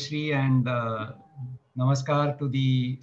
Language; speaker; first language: English; non-native, local second language; Marathi